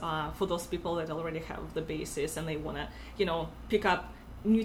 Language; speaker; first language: English; non-native, fluent; Russian